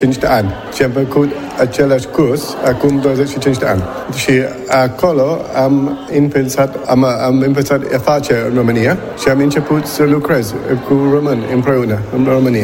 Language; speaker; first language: Romanian; non-native, learner; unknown